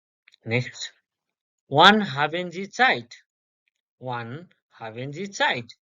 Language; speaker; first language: German; non-native, learner; English